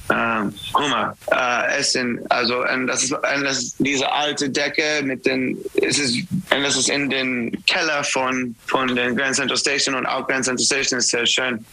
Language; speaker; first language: German; non-native, learner; English